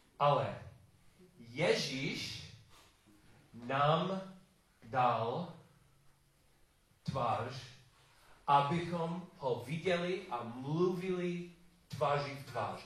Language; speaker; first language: Czech; non-native, learner; English